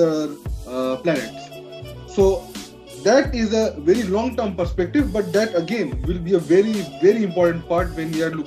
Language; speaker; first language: English; non-native, local second language; Bangla